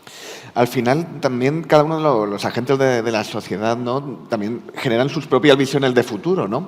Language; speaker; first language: Spanish; native; Spanish